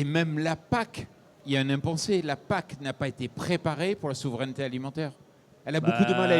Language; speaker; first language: French; native; French